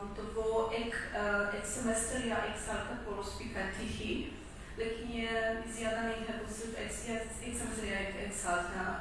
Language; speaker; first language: Urdu; non-native, fluent; Polish